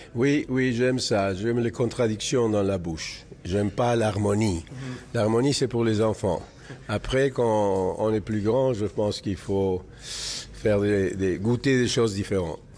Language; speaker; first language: French; non-native, fluent; Spanish